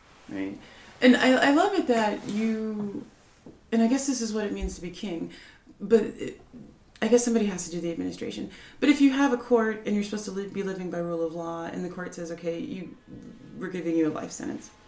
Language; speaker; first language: English; native; English